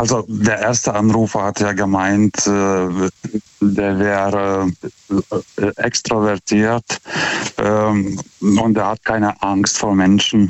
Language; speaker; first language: German; non-native, fluent; Lithuanian